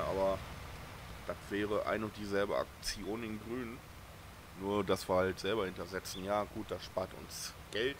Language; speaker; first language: German; native; German